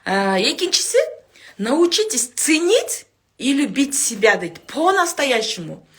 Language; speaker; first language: Russian; non-native, local second language; Kyrgyz